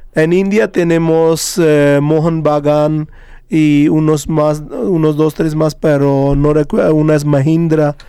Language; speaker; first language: Spanish; non-native, fluent; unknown